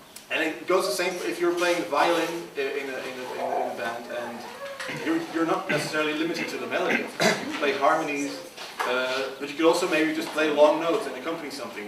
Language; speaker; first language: English; non-native, fluent; Dutch